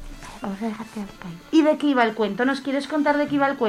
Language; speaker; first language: Spanish; native; Spanish